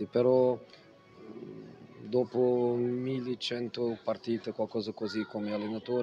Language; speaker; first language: Italian; non-native, fluent; Portuguese